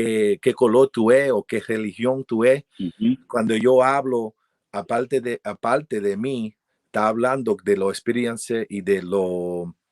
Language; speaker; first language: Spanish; early bilingual, heritage; English